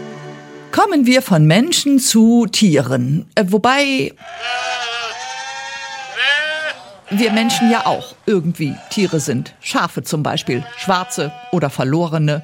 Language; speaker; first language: German; native; German